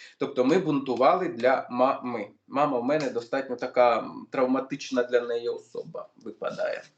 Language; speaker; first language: Ukrainian; non-native, local second language; Russian